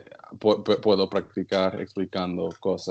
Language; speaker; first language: Spanish; non-native, learner; English